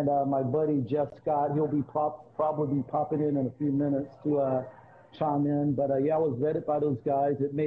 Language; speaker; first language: English; native; English